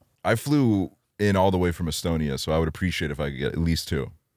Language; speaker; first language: English; early bilingual, other home language; Estonian